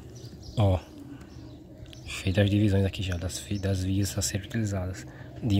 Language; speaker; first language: Portuguese; native; Portuguese